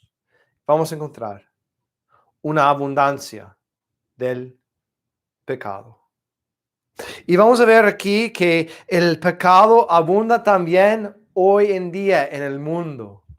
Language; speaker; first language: Spanish; non-native, fluent; English